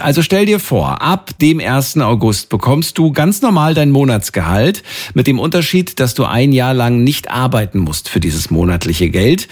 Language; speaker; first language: German; native; German